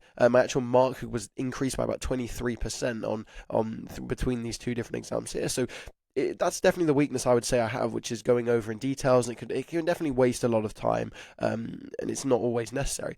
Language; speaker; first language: English; native; English